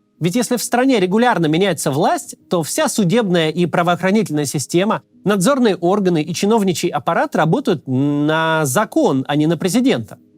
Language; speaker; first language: Russian; native; Russian